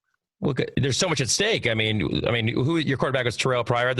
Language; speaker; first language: English; native; English